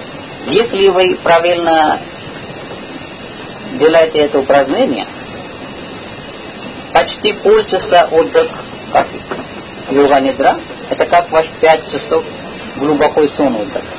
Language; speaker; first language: Russian; non-native, learner; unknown